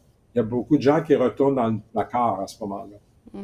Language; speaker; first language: French; native; French